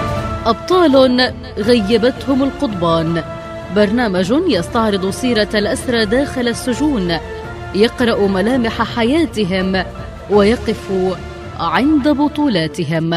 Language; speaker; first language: Arabic; native; Arabic